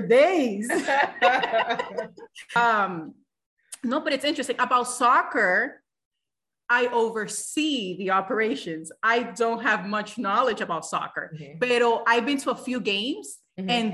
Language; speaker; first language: English; non-native, fluent; Spanish